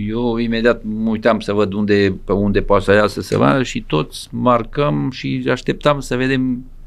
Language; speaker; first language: Romanian; non-native, local second language; Serbian